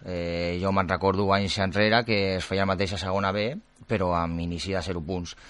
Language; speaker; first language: Catalan; non-native, local second language; Spanish